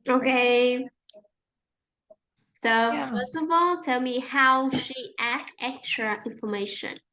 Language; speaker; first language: English; non-native, fluent; Vietnamese